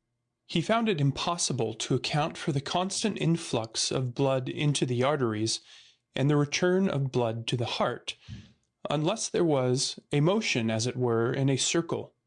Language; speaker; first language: English; native; English